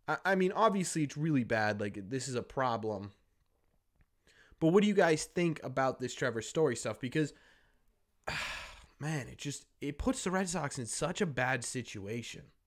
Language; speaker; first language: English; native; English